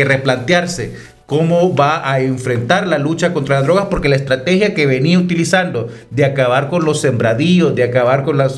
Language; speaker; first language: Spanish; native; Spanish